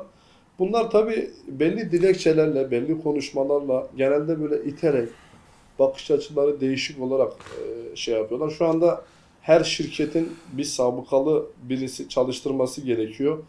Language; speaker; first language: Turkish; native; Turkish